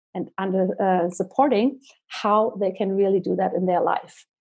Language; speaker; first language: English; non-native, fluent; German